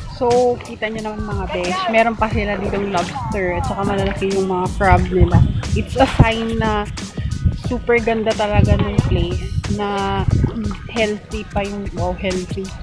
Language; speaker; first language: Filipino; non-native, local second language; Pangasinan